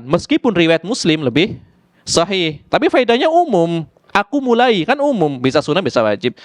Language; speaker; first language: Indonesian; native; Indonesian